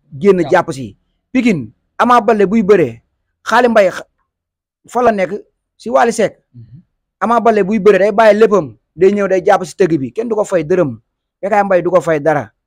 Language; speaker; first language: Wolof; native; Wolof